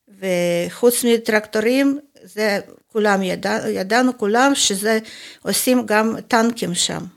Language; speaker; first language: Hebrew; non-native, fluent; Russian